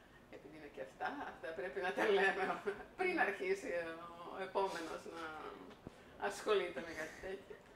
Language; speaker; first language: Greek; non-native, fluent; Croatian